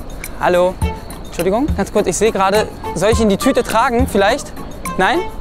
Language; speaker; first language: German; native; German